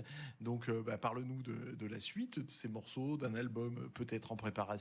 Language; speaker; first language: French; native; French